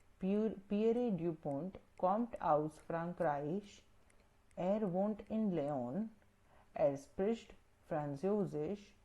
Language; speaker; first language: German; non-native, learner; Hindi